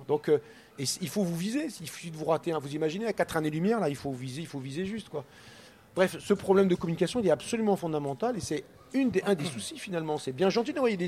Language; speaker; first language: French; native; French